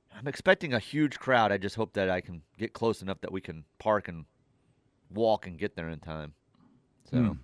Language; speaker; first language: English; native; English